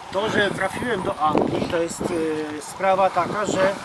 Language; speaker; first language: Polish; native; Polish